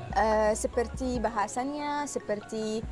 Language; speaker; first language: Indonesian; non-native, fluent; Arabic